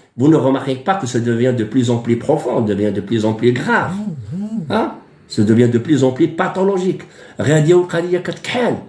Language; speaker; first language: French; non-native, local second language; Arabic